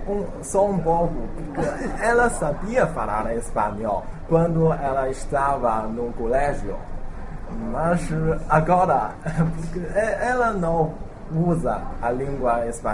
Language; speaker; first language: Portuguese; non-native, learner; Chinese